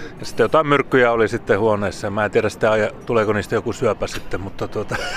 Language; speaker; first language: Finnish; native; Finnish